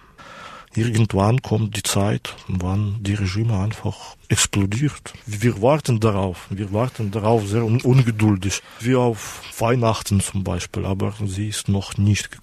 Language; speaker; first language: German; non-native, fluent; Belarusian